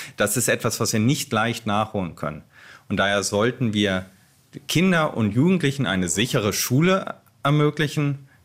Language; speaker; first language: German; native; German